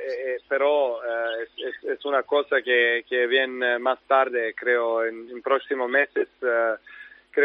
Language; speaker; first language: Spanish; non-native, learner; Serbian